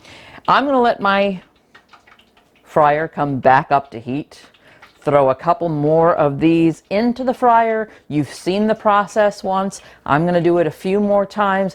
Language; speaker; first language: English; native; English